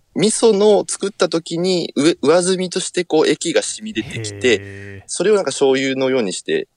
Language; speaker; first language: Japanese; native; Japanese